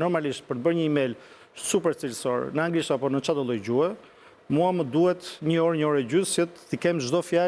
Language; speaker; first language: Albanian; native; Albanian